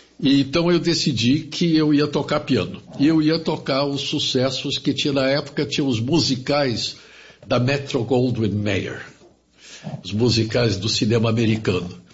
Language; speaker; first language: Portuguese; early bilingual, other home language; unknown